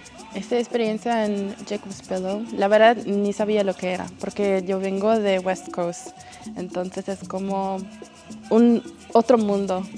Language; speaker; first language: Spanish; non-native, fluent; English